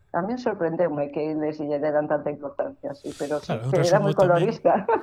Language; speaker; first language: Galician; non-native, local second language; Spanish